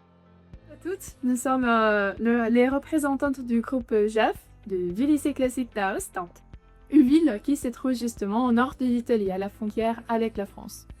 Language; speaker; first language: French; non-native, local second language; Italian